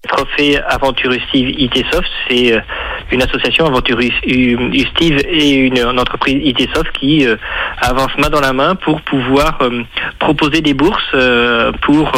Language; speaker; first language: French; native; French